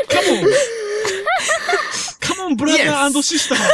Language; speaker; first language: English; non-native, learner; Japanese